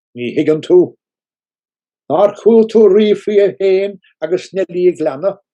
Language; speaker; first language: Irish; non-native, local second language; English